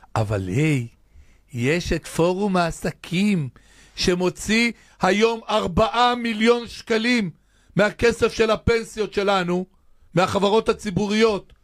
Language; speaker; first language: Hebrew; native; Hebrew